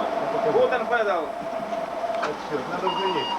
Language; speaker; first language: Russian; native; Russian